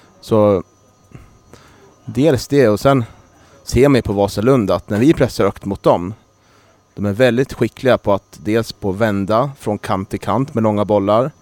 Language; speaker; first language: Swedish; native; Swedish